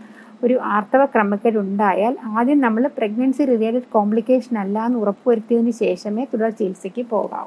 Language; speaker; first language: Malayalam; native; Malayalam